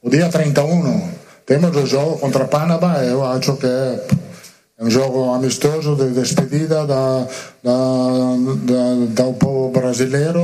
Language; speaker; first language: Portuguese; non-native, learner; Spanish